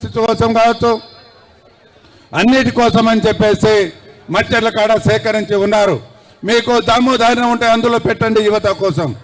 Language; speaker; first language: Telugu; non-native, local second language; Lambadi